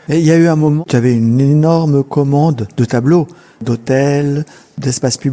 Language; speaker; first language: French; native; French